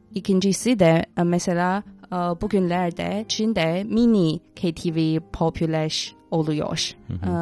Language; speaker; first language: Turkish; non-native, fluent; Chinese